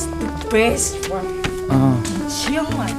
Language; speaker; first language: English; non-native, learner; Thai